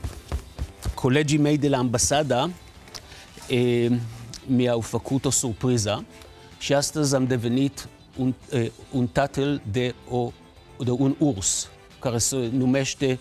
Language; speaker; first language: Romanian; non-native, fluent; Hebrew